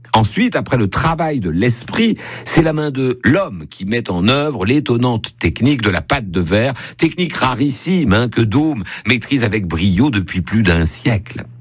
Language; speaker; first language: French; native; French